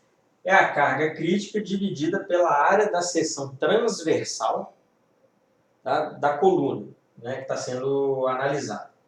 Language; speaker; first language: Portuguese; native; Portuguese